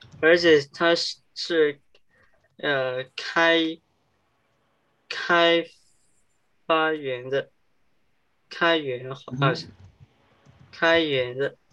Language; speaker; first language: Chinese; early bilingual, heritage; English